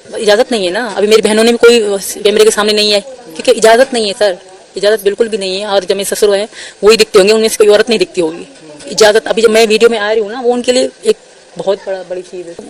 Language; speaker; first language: Urdu; non-native, local second language; Sindhi